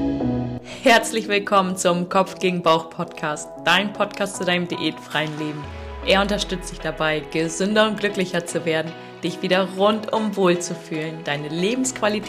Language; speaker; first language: German; native; German